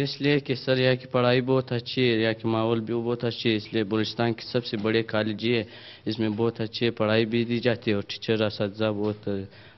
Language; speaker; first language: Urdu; non-native, local second language; Pashto